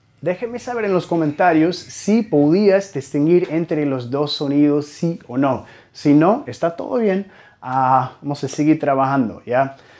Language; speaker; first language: Spanish; non-native, fluent; English